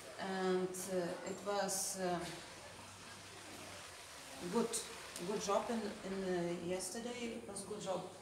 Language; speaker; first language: English; non-native, learner; Lithuanian